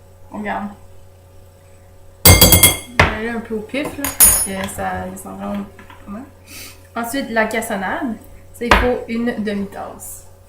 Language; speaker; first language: French; native; French